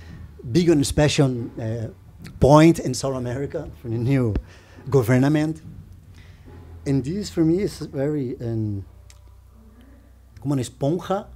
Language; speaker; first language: English; non-native, learner; Portuguese